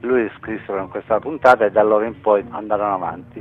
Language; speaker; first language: Italian; native; Italian